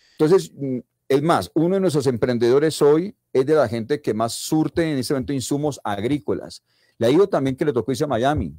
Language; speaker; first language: Spanish; native; Spanish